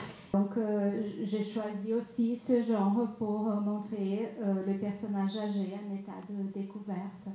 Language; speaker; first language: French; non-native, fluent; Portuguese